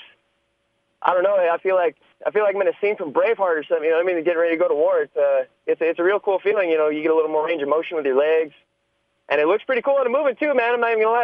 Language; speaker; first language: English; native; English